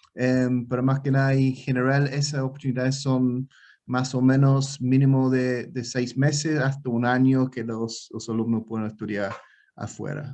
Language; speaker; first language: Spanish; non-native, fluent; English